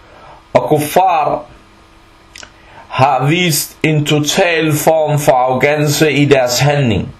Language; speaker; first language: Danish; early bilingual, other home language; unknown